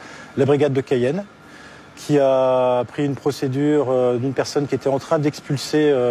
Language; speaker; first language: French; native; French